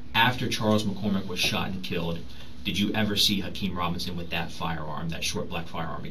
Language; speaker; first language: English; native; English